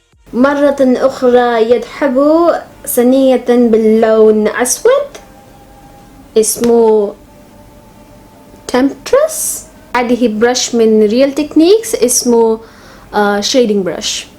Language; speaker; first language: Arabic; non-native, local second language; Bangla